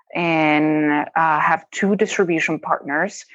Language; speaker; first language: English; non-native, fluent; Spanish